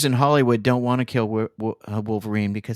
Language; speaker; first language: English; native; English